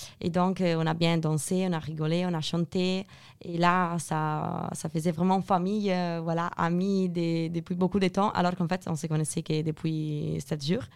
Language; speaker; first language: French; non-native, fluent; Italian